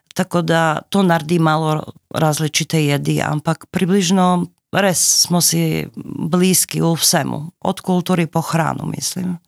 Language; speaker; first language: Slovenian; non-native, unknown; Slovak